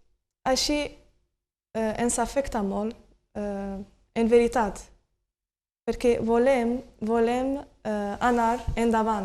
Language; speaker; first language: Catalan; non-native, learner; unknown